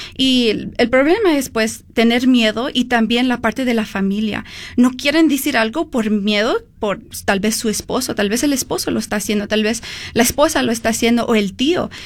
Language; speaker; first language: Spanish; early bilingual, heritage; Spanish